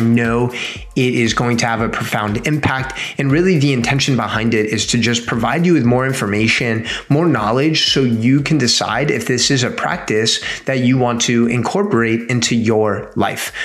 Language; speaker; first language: English; native; English